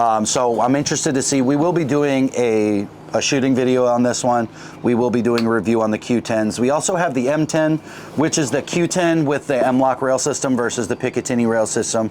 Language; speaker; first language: English; native; English